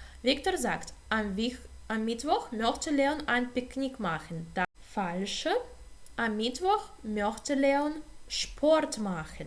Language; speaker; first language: German; non-native, fluent; Ukrainian